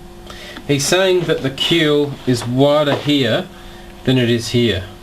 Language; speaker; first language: English; native; English